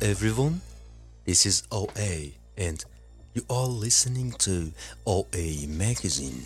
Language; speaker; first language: English; non-native, fluent; Persian